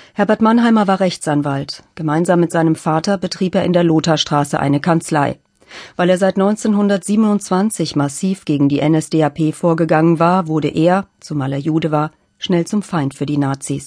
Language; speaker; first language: German; native; German